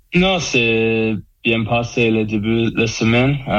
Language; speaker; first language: French; non-native, learner; English